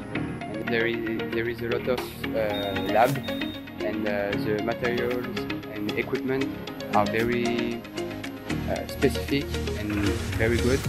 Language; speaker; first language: English; non-native, learner; French